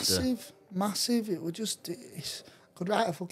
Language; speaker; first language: English; native; English